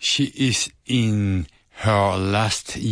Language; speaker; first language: English; non-native, learner; Spanish